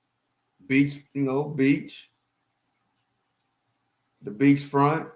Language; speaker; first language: English; native; English